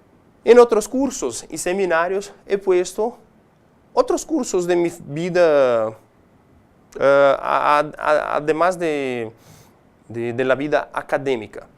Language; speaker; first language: Spanish; non-native, fluent; Portuguese